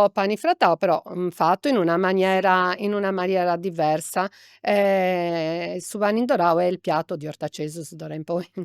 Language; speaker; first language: Italian; native; Italian